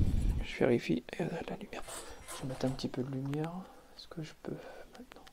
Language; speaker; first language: French; native; French